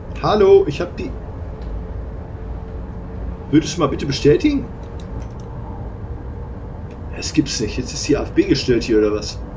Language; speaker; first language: German; native; German